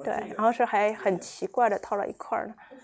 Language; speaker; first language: Chinese; non-native, fluent; English